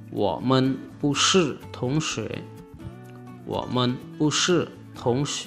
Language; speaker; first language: Chinese; non-native, fluent; Lao